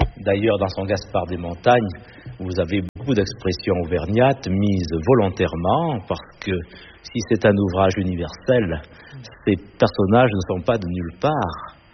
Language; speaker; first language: French; native; French